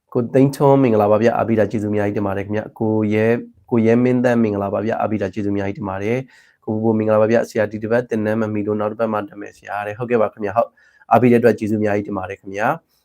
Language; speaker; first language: Burmese; native; Burmese